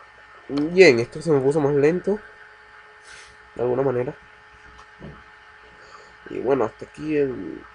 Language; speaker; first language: Spanish; native; Spanish